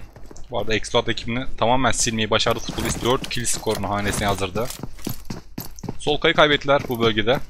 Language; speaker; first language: Turkish; native; Turkish